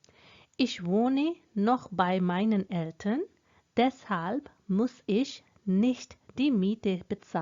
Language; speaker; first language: German; non-native, fluent; Hindi